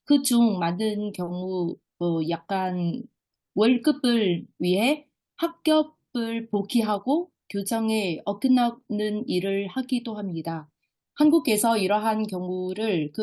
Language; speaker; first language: Korean; non-native, fluent; Vietnamese